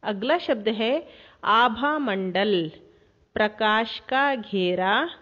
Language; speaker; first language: Hindi; non-native, local second language; Kannada